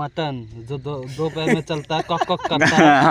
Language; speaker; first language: Hindi; non-native, local second language; Bangla